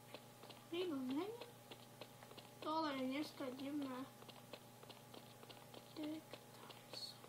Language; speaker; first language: Czech; non-native, learner; Slovak